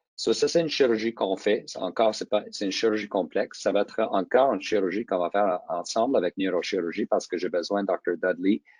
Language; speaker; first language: French; non-native, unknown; English